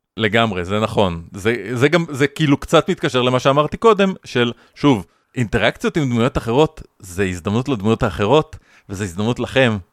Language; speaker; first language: Hebrew; native; Hebrew